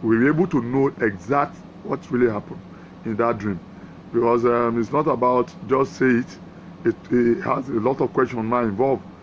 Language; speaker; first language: English; non-native, local second language; Yoruba